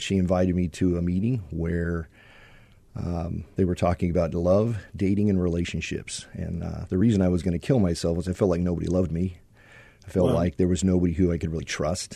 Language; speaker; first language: English; native; English